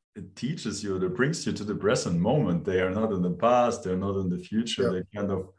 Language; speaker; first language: English; non-native, fluent; German